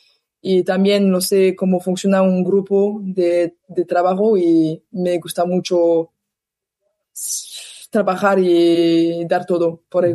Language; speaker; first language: Spanish; non-native, learner; French